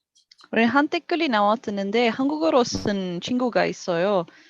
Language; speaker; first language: Korean; non-native, learner; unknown